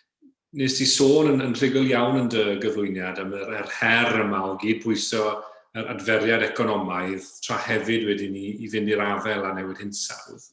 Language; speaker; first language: Welsh; native; Welsh